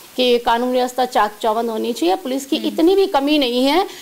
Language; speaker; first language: Hindi; native; Hindi